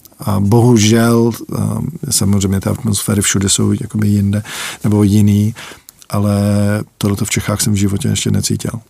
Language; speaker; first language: Czech; early bilingual, heritage; Czech